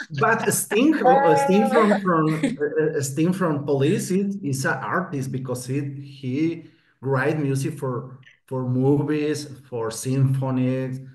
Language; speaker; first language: English; non-native, learner; Spanish